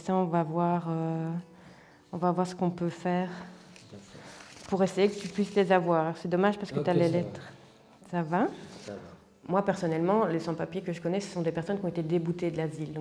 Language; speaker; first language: French; native; French